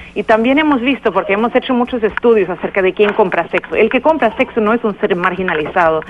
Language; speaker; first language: Spanish; non-native, fluent; Swedish